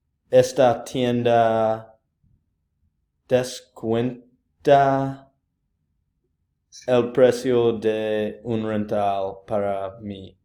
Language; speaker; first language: Spanish; non-native, learner; English